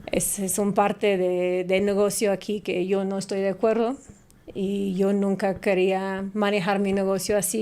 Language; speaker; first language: Spanish; non-native, fluent; English